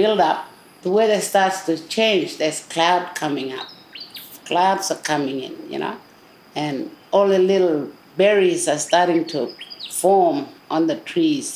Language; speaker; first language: English; non-native, local second language; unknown